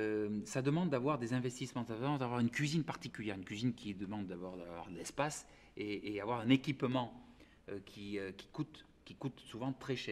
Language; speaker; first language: French; native; French